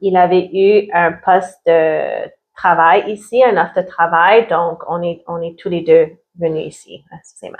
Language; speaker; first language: French; early bilingual, other home language; Italian